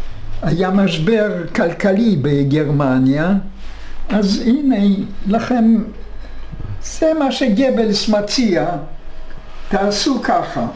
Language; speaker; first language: Hebrew; non-native, fluent; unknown